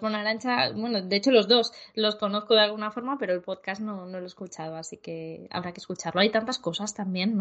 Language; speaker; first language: Spanish; native; Spanish